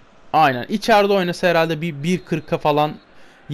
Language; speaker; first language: Turkish; native; Turkish